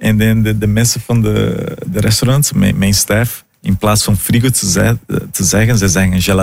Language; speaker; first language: Dutch; non-native, learner; Portuguese